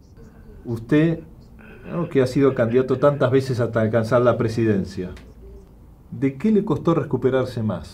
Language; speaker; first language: Portuguese; non-native, learner; Spanish